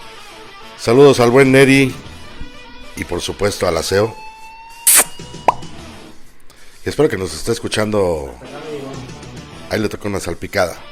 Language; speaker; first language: Spanish; native; Spanish